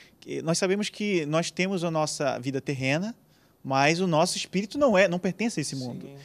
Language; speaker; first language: Portuguese; native; Portuguese